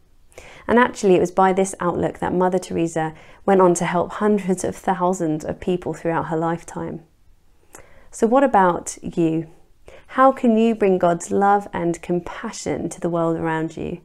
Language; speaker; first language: English; native; English